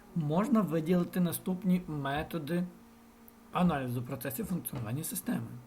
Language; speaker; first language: Ukrainian; non-native, local second language; Russian